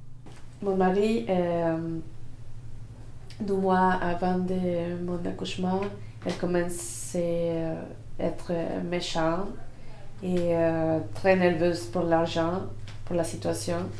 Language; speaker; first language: French; non-native, learner; Spanish